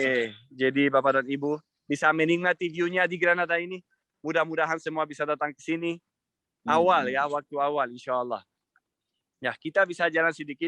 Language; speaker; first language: Indonesian; non-native, fluent; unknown